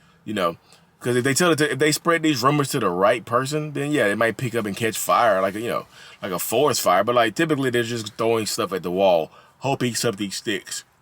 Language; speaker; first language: English; native; English